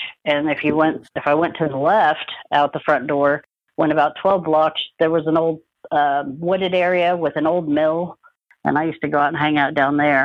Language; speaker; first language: English; native; English